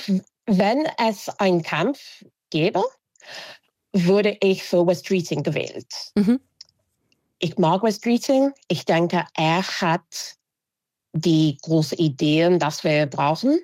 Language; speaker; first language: German; non-native, fluent; English